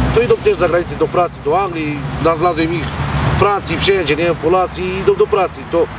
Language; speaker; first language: Polish; non-native, learner; Romanian